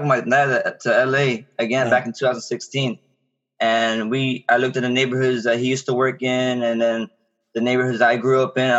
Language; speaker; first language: English; native; English